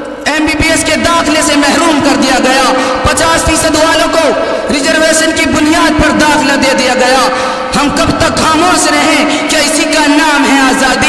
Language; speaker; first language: Urdu; native; Urdu